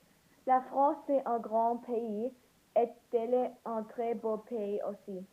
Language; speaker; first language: French; non-native, learner; English